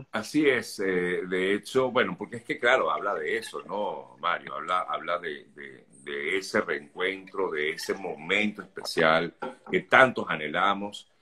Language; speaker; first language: Spanish; native; Spanish